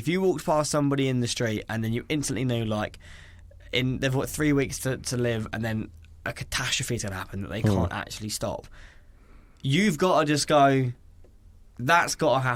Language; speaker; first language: English; native; English